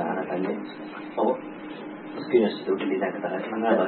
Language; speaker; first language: Japanese; native; Japanese